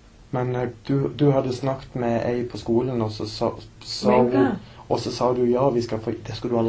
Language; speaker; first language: Norwegian; native; Norwegian